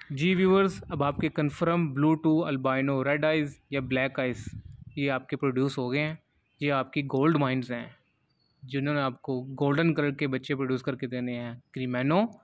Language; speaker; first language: Urdu; non-native, local second language; Punjabi